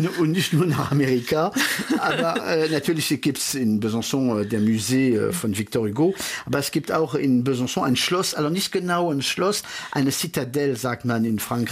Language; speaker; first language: German; early bilingual, heritage; French